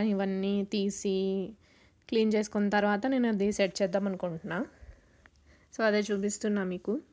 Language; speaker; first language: Telugu; non-native, local second language; Urdu